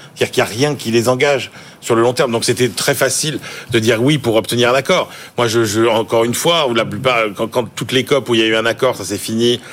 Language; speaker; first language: French; native; French